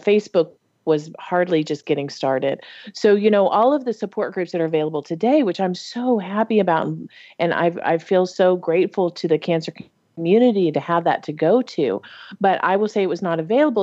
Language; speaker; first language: English; native; English